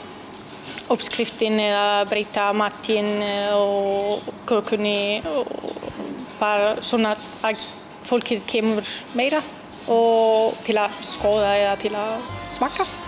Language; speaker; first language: Icelandic; non-native, learner; Italian